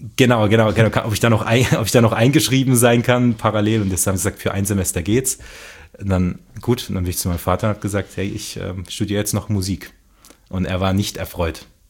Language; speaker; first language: German; native; German